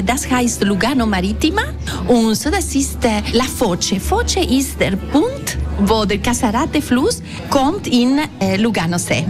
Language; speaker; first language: German; non-native, local second language; Italian